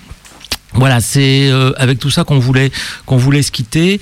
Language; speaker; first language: French; native; French